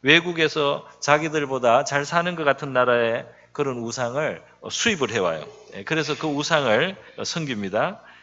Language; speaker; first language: Korean; native; Korean